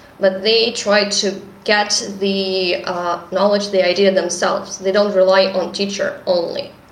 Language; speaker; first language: English; non-native, fluent; Russian